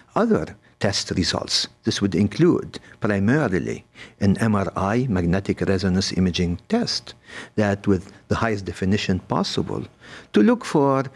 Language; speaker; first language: English; non-native, fluent; Arabic